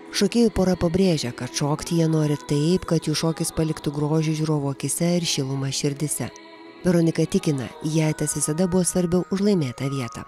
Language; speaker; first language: Lithuanian; native; Lithuanian